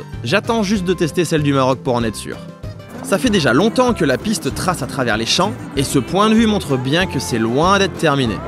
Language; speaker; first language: French; native; French